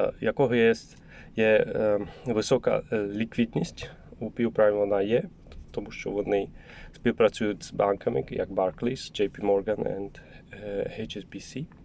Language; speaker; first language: Ukrainian; non-native, learner; Polish